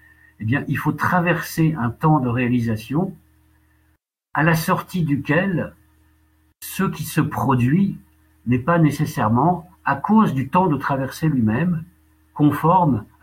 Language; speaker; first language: French; native; French